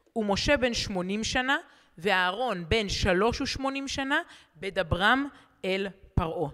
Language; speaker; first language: Hebrew; native; Hebrew